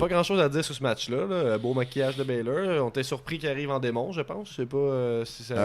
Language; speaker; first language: French; native; French